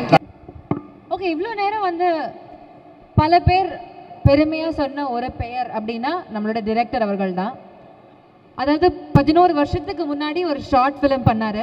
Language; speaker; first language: Tamil; native; Tamil